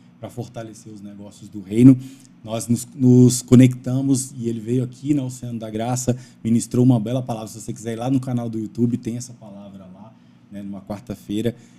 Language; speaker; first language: Portuguese; native; Portuguese